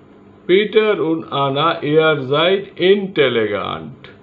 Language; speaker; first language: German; non-native, learner; Bangla